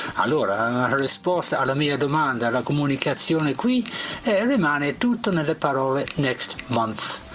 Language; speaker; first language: Italian; non-native, fluent; English